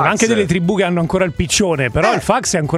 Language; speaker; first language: Italian; native; Italian